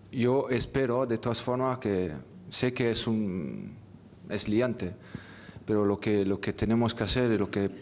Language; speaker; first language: Spanish; non-native, fluent; French